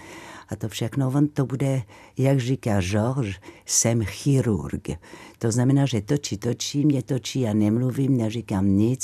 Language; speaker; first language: Czech; non-native, fluent; French